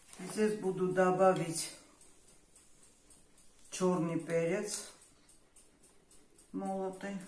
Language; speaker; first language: Russian; non-native, fluent; Armenian